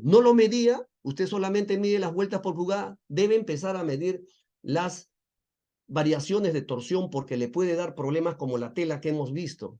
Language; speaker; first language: Spanish; native; Spanish